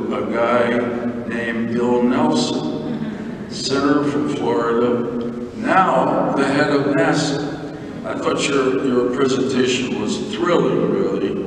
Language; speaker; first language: English; native; English